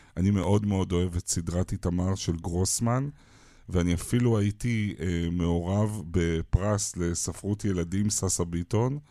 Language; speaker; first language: Hebrew; native; Hebrew